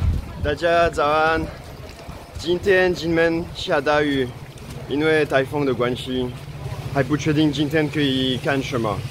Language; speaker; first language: Chinese; non-native, fluent; French